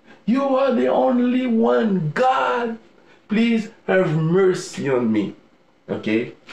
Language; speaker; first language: English; non-native, fluent; Haitian Creole